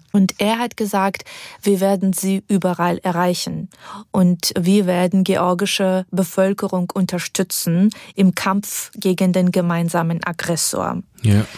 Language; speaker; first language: German; non-native, fluent; Georgian